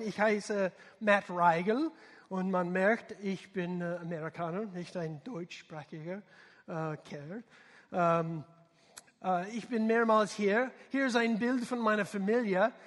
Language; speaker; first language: German; non-native, learner; English